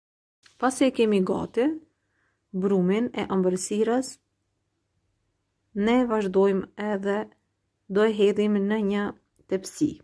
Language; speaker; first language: Albanian; native; Albanian